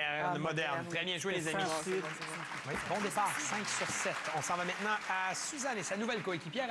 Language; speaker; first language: French; native; French